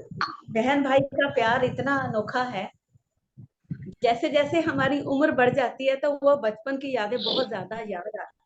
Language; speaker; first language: Hindi; native; Hindi